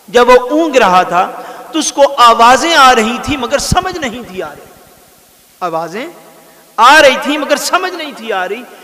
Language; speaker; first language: Urdu; non-native, local second language; Punjabi